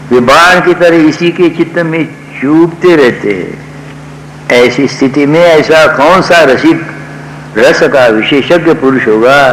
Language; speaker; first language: Hindi; non-native, local second language; Marathi